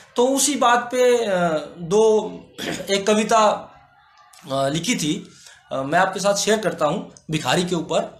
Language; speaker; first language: Hindi; native; Hindi